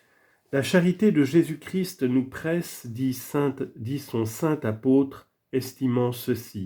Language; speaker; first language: French; native; French